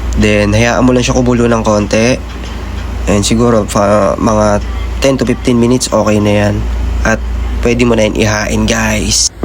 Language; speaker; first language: Filipino; native; Filipino